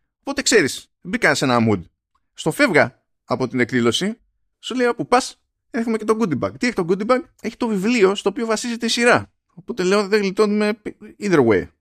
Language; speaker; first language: Greek; native; Greek